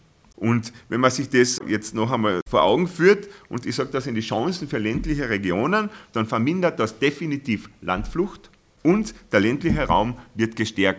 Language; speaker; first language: German; native; German